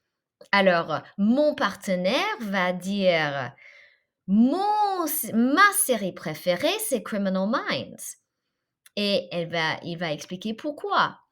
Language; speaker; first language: French; non-native, fluent; English